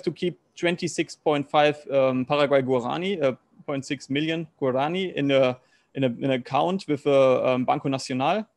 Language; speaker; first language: English; non-native, learner; German